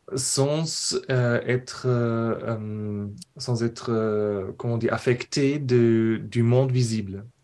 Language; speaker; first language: French; non-native, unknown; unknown